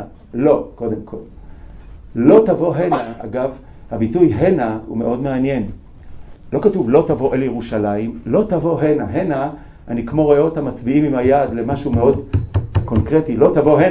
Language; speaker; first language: Hebrew; native; Hebrew